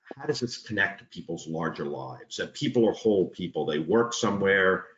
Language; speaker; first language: English; native; English